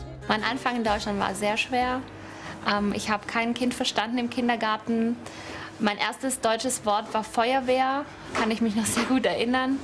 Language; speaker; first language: German; early bilingual, other home language; Greek